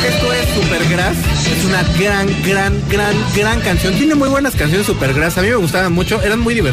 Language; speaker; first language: Spanish; native; Spanish